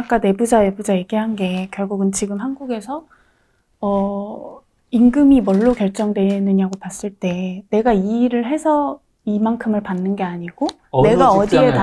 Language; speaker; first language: Korean; native; Korean